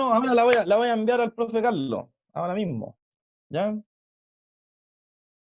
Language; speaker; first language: Spanish; native; Spanish